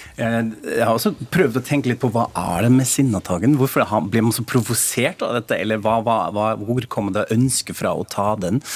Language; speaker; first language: Norwegian; non-native, fluent; German